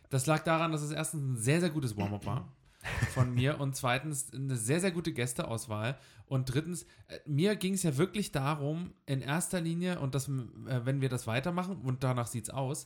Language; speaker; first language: German; native; German